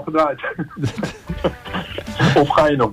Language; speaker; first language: Dutch; native; Dutch